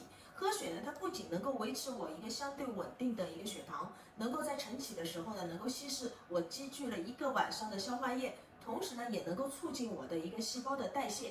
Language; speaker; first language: Chinese; native; Chinese